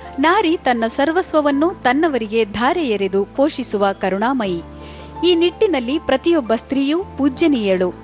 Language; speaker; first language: Kannada; native; Kannada